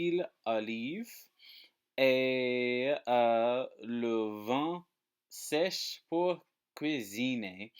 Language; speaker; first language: French; non-native, learner; English